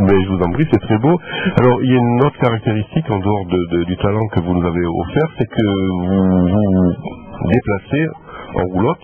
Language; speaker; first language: French; native; French